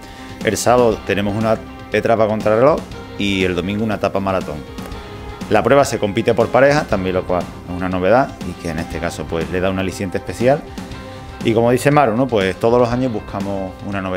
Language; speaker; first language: Spanish; native; Spanish